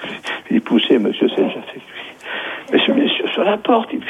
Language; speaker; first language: French; native; French